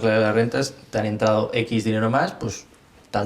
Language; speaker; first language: Spanish; native; Spanish